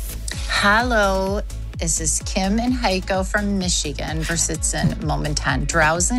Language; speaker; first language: German; non-native, learner; English